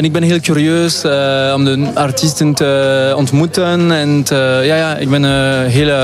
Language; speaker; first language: Dutch; non-native, local second language; French